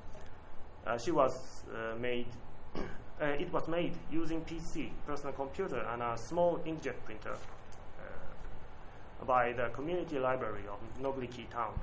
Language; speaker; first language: English; non-native, learner; Japanese